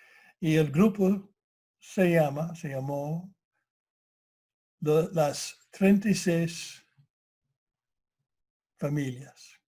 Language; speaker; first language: Spanish; non-native, fluent; English